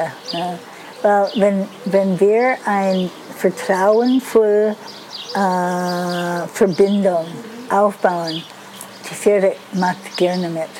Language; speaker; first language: German; non-native, fluent; English